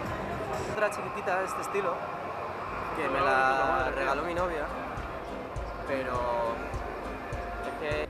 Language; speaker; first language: Spanish; native; Spanish